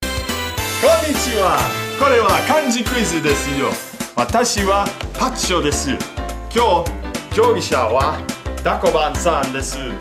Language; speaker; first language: Japanese; non-native, learner; English